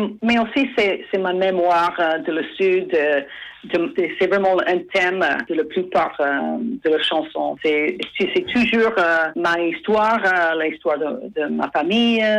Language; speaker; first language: French; non-native, fluent; English